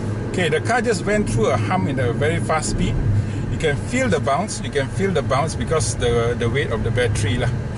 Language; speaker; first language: English; non-native, local second language; Malay